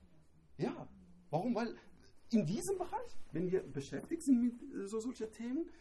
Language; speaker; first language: German; non-native, learner; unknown